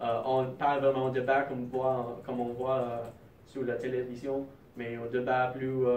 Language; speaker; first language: French; non-native, fluent; English